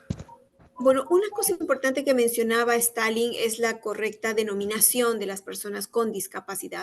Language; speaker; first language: Spanish; native; Spanish